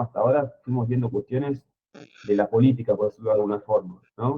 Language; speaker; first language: Spanish; native; Spanish